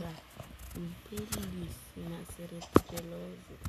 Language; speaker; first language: Italian; early bilingual, other home language; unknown